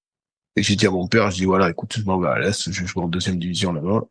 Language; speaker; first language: French; native; French